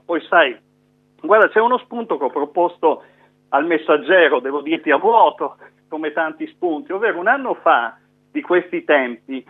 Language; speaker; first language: Italian; native; Italian